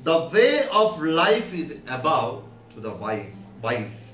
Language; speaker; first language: English; non-native, local second language; Telugu